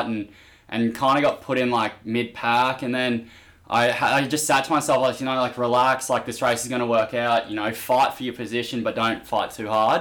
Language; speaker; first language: English; native; English